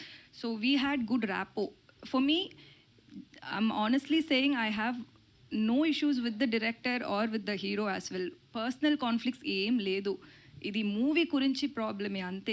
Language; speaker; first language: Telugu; non-native, learner; Tamil